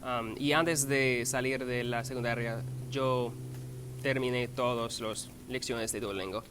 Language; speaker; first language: Spanish; non-native, learner; English